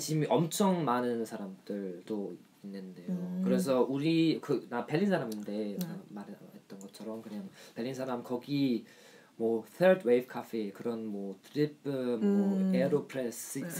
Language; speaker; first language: Korean; non-native, learner; German